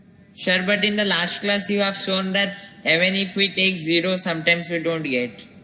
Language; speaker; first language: English; non-native, learner; Hindi